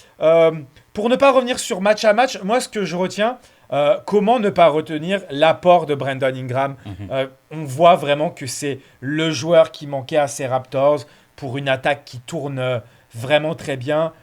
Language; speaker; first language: French; native; French